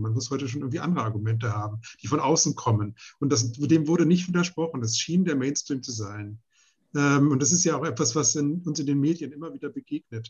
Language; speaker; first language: German; native; German